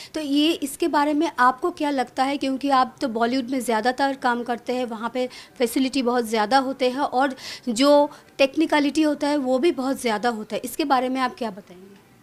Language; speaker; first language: Hindi; non-native, local second language; Bangla